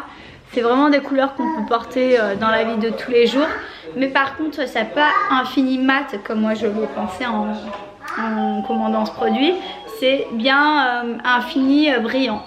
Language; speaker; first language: French; native; French